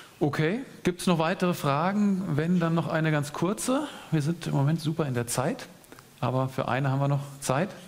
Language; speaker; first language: German; native; German